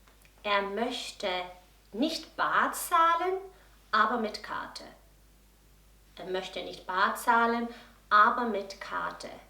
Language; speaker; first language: German; non-native, fluent; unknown